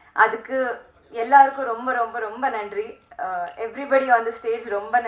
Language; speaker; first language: Tamil; non-native, learner; Telugu